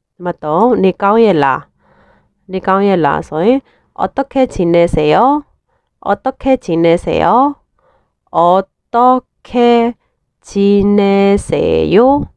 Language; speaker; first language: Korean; non-native, fluent; Burmese